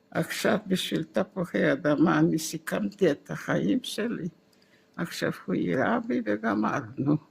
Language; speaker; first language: Hebrew; non-native, fluent; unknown